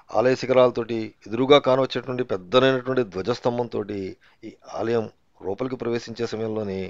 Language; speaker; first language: Telugu; native; Telugu